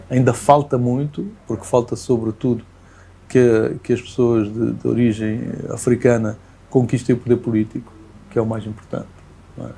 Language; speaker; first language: Portuguese; native; Portuguese